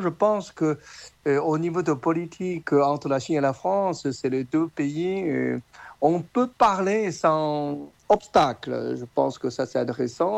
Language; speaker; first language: French; non-native, fluent; Chinese